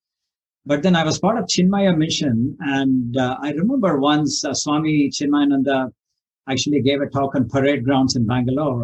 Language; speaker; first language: English; non-native, local second language; Kannada